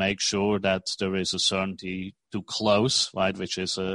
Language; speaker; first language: English; non-native, fluent; Swiss German